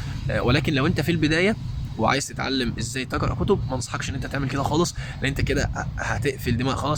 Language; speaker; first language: Arabic; native; Arabic